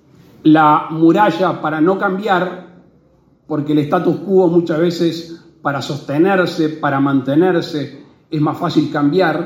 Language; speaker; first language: Spanish; native; Spanish